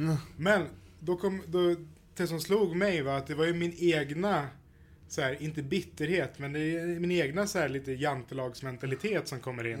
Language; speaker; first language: Swedish; native; Swedish